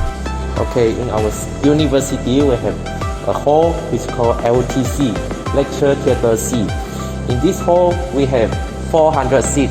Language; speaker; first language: English; non-native, local second language; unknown